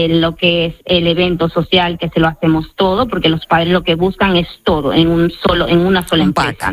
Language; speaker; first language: Spanish; native; Spanish